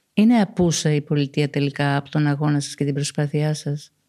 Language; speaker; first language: Greek; native; Greek